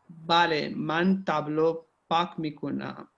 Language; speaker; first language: Persian; non-native, learner; Urdu